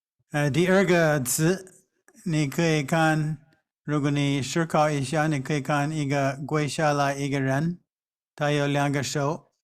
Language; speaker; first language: Chinese; non-native, fluent; English